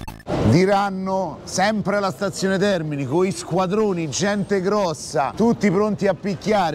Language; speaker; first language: Italian; native; Italian